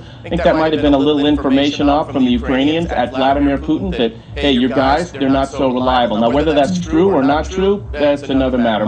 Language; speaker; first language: English; native; English